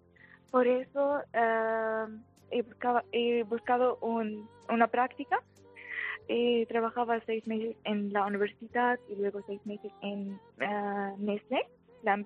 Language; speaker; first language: Spanish; non-native, fluent; Arabic